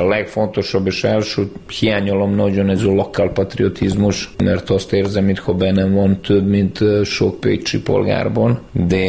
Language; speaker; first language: Hungarian; non-native, fluent; Serbian